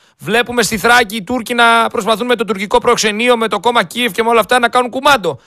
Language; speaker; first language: Greek; native; Greek